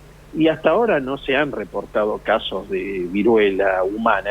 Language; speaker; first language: Spanish; native; Spanish